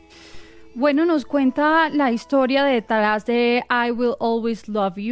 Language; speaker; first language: Spanish; native; Spanish